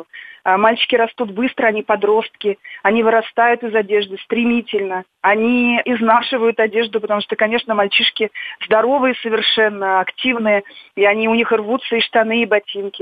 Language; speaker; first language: Russian; native; Russian